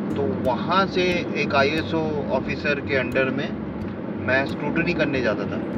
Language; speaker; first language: Hindi; native; Hindi